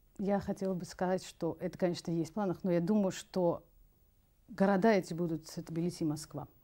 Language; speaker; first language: Russian; native; Russian